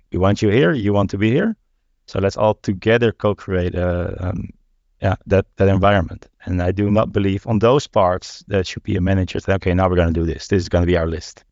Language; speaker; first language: English; non-native, fluent; Dutch